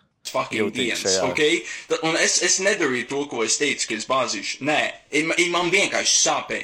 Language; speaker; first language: Latvian; non-native, local second language; English